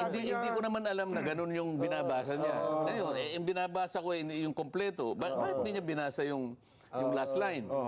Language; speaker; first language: Filipino; non-native, local second language; Masbatenyo